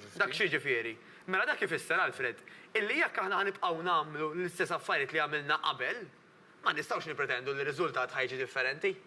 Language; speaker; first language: Maltese; native; Maltese